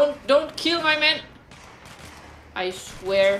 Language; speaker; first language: English; non-native, fluent; French